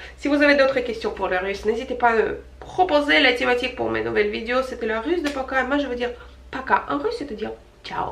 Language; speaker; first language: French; non-native, fluent; Russian